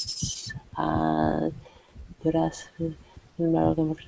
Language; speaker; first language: Spanish; non-native, learner; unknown